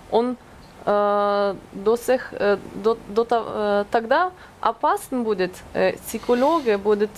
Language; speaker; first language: Russian; non-native, fluent; Norwegian